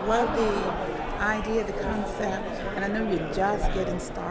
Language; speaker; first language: English; native; English